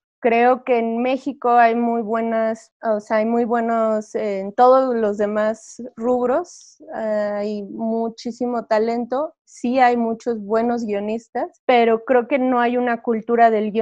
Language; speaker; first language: Spanish; native; Spanish